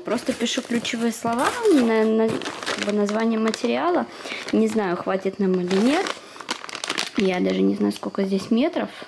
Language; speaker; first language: Russian; native; Russian